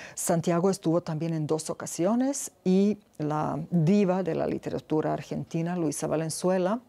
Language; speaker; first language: Spanish; non-native, fluent; Serbian